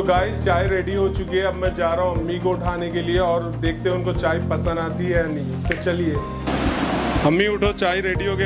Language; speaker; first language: Hindi; native; Hindi